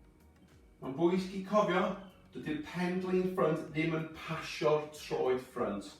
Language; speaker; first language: Welsh; native; Welsh